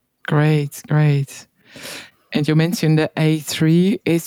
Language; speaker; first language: English; non-native, fluent; Dutch